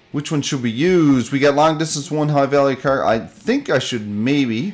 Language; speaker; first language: English; native; English